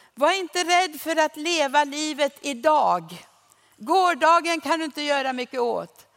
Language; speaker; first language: Swedish; native; Swedish